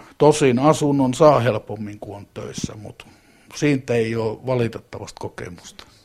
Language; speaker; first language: Finnish; native; Finnish